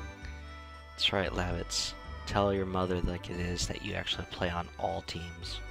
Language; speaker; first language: English; native; English